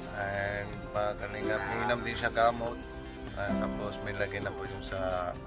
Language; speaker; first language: Filipino; non-native, learner; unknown